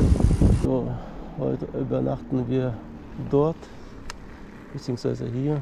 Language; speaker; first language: German; non-native, learner; Russian